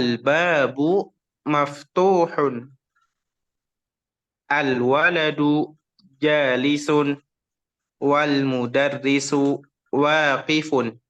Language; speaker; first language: Arabic; non-native, fluent; Indonesian